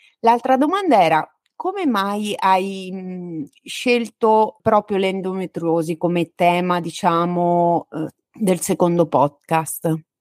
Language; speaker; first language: Italian; native; Italian